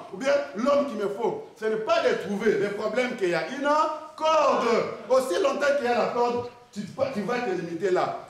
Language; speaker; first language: French; non-native, local second language; Lingala